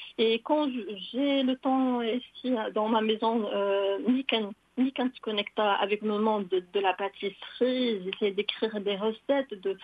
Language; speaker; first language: French; non-native, local second language; Arabic